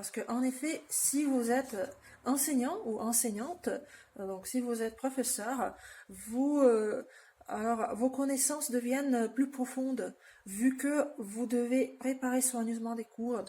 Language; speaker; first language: French; non-native, fluent; Russian